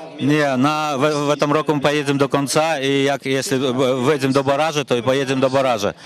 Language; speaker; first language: Polish; non-native, learner; Russian